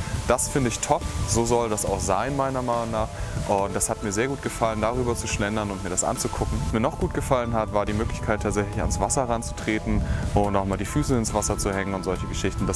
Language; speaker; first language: German; native; German